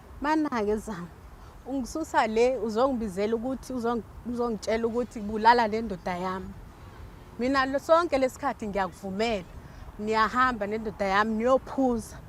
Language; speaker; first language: Zulu; native; Zulu